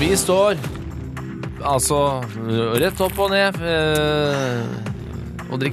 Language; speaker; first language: Norwegian; native; Norwegian